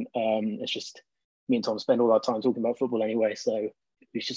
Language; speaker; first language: English; native; English